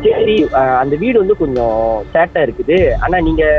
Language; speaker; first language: Tamil; early bilingual, heritage; Tamil